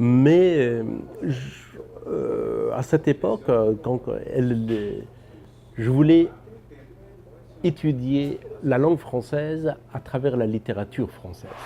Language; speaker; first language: French; non-native, fluent; Persian